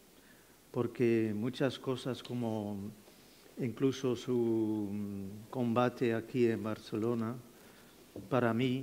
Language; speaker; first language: Spanish; non-native, fluent; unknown